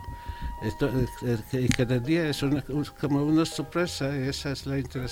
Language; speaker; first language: Spanish; non-native, fluent; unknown